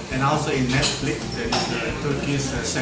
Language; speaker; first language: English; non-native, learner; Indonesian